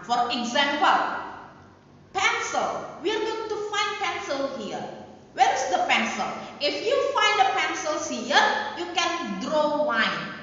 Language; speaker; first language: English; non-native, fluent; Indonesian